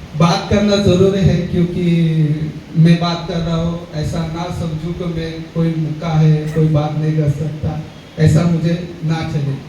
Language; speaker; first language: Hindi; non-native, local second language; Marathi